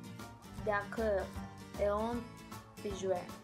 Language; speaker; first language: French; non-native, learner; Spanish